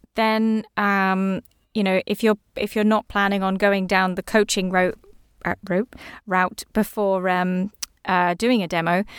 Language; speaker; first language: English; native; English